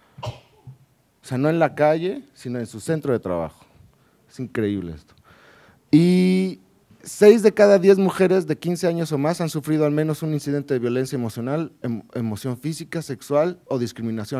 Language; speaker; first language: Spanish; native; Spanish